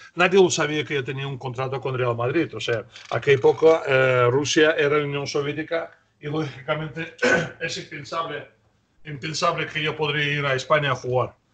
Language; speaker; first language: Spanish; non-native, fluent; Russian